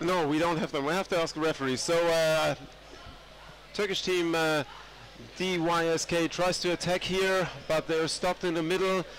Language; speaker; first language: English; non-native, fluent; German